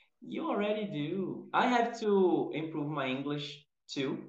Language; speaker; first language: English; non-native, fluent; Portuguese